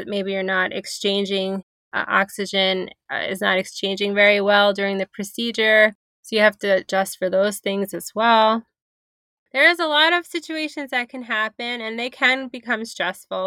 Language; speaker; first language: English; native; English